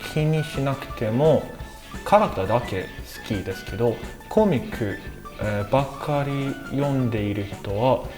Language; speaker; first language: Japanese; non-native, learner; English